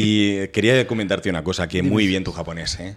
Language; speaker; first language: Spanish; native; Spanish